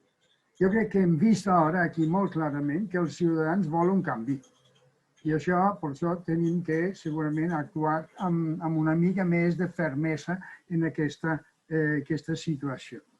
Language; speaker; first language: Catalan; non-native, fluent; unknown